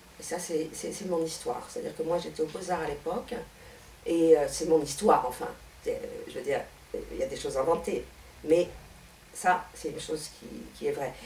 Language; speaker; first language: French; native; French